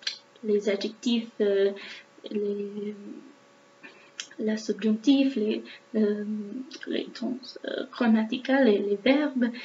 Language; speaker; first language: French; non-native, learner; English